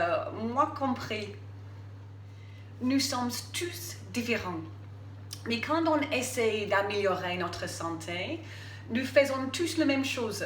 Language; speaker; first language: French; non-native, fluent; English